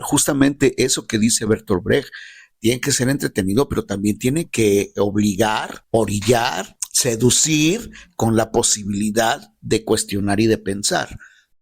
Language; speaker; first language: Spanish; native; Spanish